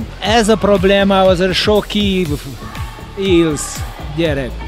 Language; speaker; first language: Hungarian; non-native, learner; Russian